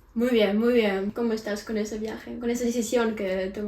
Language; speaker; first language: Spanish; non-native, fluent; Ukrainian